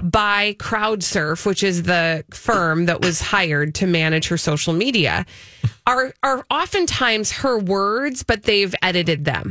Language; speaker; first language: English; native; English